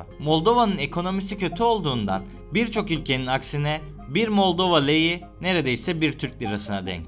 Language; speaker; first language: Turkish; native; Turkish